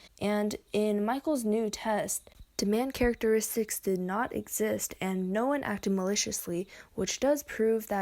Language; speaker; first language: English; native; English